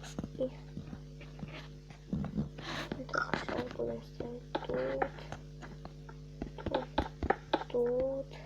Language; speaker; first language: Russian; native; Russian